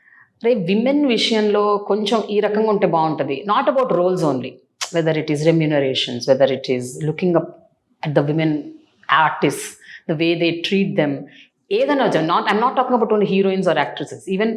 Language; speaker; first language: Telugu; native; Telugu